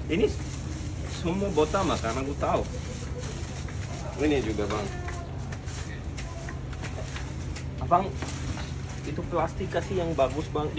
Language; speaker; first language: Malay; non-native, learner; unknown